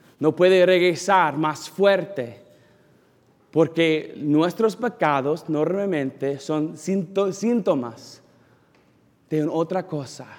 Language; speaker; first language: Spanish; non-native, learner; English